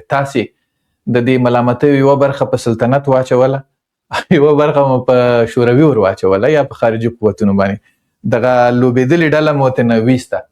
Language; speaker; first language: Pashto; native; Pashto